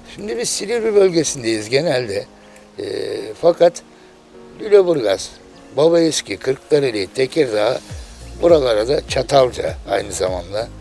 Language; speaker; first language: Turkish; native; Turkish